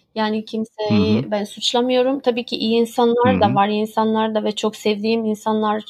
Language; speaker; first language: Turkish; early bilingual, heritage; Turkish